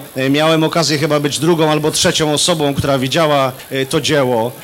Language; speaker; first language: Polish; native; Polish